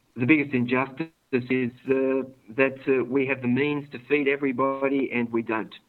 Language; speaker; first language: English; native; English